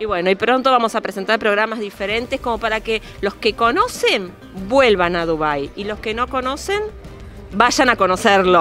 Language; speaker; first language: Spanish; native; Spanish